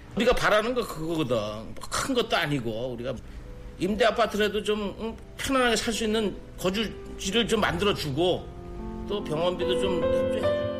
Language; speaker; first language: Korean; native; Korean